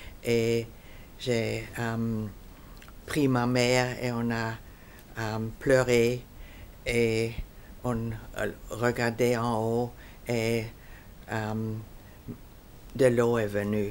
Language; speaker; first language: French; non-native, fluent; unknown